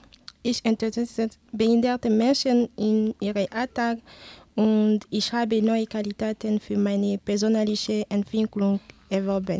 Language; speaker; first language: German; non-native, learner; Ewe